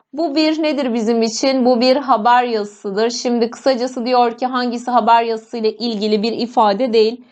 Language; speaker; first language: Turkish; native; Turkish